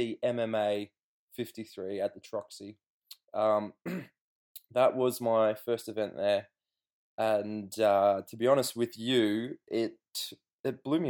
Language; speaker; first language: English; native; English